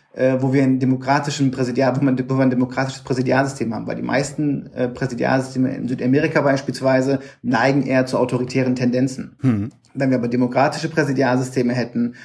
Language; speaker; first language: German; native; German